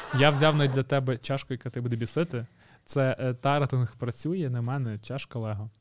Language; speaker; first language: Ukrainian; native; Ukrainian